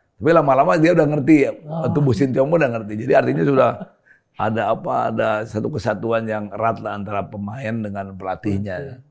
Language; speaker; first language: Indonesian; native; Indonesian